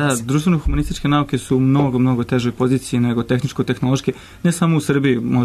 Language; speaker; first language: Serbian; native; Serbian